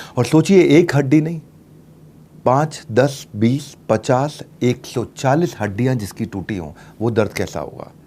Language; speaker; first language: Hindi; native; Hindi